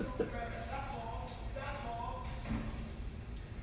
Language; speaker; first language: English; native; English